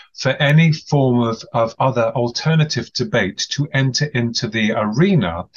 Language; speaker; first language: English; native; English